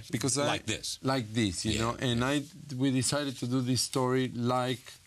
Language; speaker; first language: English; non-native, fluent; Spanish